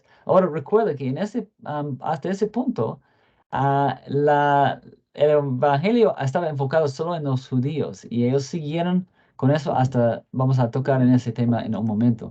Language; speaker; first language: Spanish; non-native, fluent; English